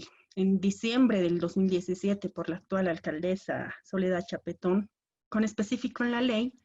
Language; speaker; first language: Spanish; native; Spanish